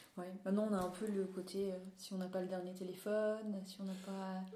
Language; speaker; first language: French; native; French